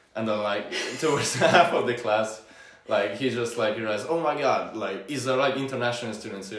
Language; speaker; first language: English; non-native, fluent; Hungarian